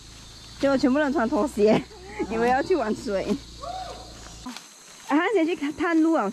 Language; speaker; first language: Chinese; native; Chinese